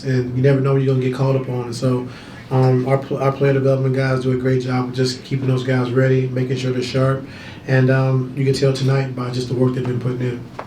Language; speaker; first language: English; native; English